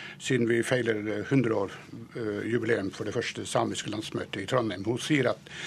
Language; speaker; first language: Norwegian; native; Norwegian